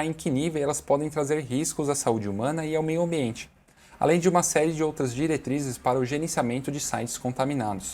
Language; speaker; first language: Portuguese; native; Portuguese